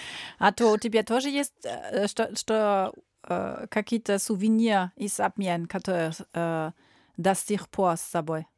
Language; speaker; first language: Russian; non-native, learner; German